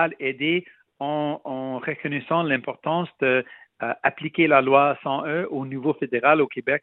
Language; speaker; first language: French; non-native, local second language; Punjabi